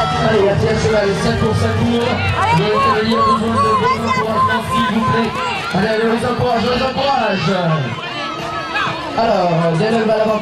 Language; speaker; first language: French; native; French